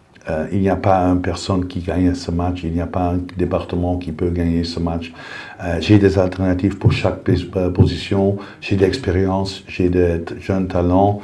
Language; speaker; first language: French; non-native, fluent; Dutch